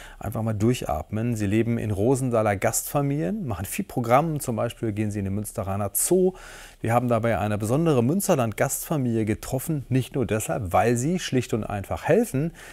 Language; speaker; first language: German; native; German